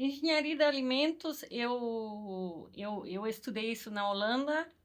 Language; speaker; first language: Portuguese; non-native, fluent; Dutch